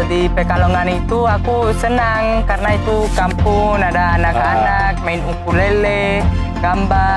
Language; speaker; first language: Indonesian; non-native, fluent; Spanish